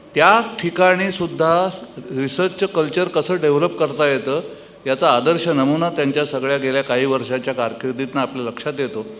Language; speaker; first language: Marathi; native; Marathi